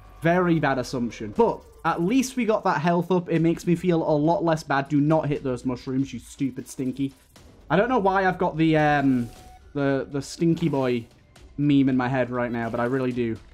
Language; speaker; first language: English; native; English